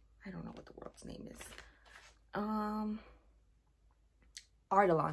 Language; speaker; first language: English; native; English